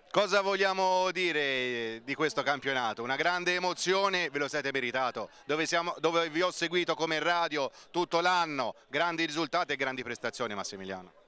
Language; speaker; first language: Italian; native; Italian